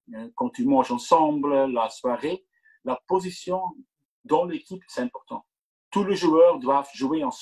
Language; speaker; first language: French; non-native, local second language; Dutch